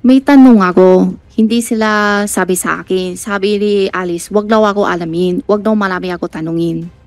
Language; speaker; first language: Filipino; non-native, learner; Chinese